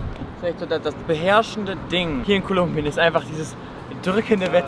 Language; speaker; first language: German; native; German